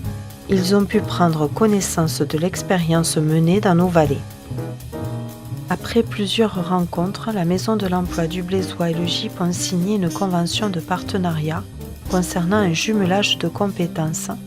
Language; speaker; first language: French; native; French